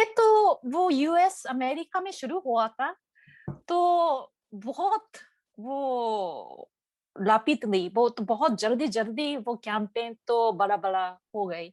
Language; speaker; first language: Hindi; non-native, learner; Japanese